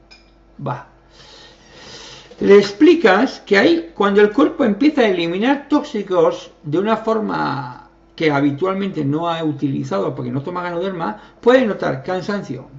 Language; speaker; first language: Spanish; native; Spanish